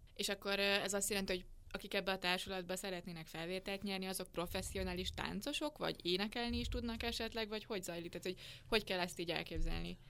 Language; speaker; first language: Hungarian; native; Hungarian